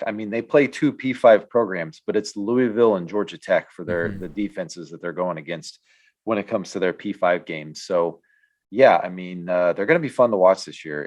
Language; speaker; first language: English; native; English